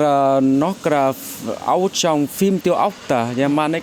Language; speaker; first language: Icelandic; non-native, learner; Vietnamese